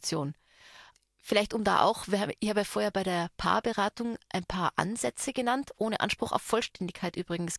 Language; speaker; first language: German; native; German